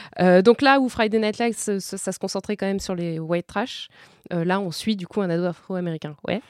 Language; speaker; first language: French; native; French